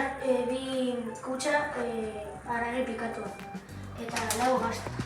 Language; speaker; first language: Basque; non-native, local second language; Spanish